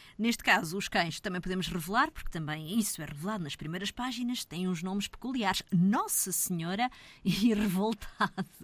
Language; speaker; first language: Portuguese; native; Portuguese